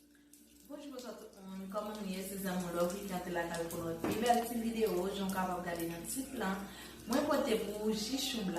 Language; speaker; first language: French; non-native, learner; Haitian Creole